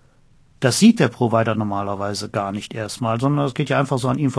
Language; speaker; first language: German; native; German